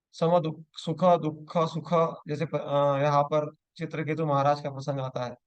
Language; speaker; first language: Hindi; non-native, local second language; Marathi